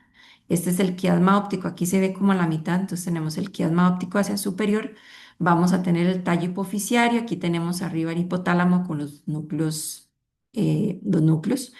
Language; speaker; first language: Spanish; native; Spanish